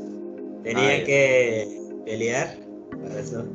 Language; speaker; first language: Spanish; non-native, learner; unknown